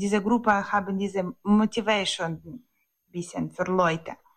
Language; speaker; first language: German; non-native, learner; Ukrainian